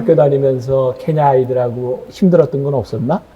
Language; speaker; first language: Korean; native; Korean